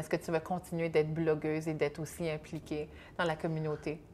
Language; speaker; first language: French; native; French